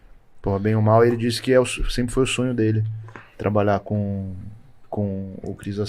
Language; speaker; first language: Portuguese; native; Portuguese